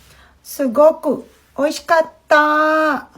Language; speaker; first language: Japanese; non-native, fluent; Filipino